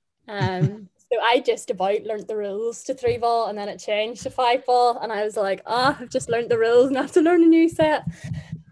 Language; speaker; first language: English; native; English